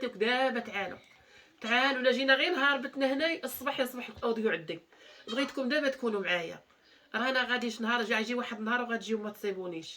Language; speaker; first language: Arabic; native; Arabic